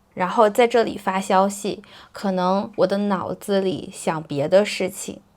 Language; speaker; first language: Chinese; native; Chinese